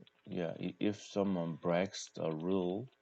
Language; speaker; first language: English; non-native, learner; Korean